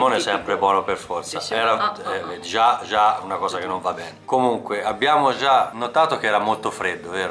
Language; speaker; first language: Italian; native; Italian